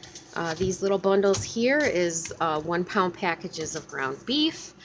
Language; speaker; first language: English; native; English